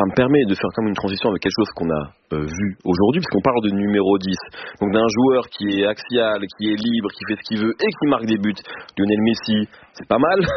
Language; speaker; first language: French; native; French